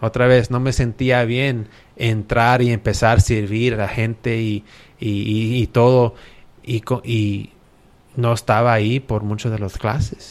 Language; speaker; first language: Spanish; early bilingual, heritage; Spanish